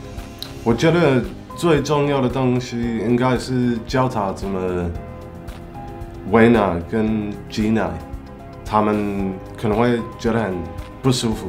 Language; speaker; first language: Chinese; non-native, fluent; English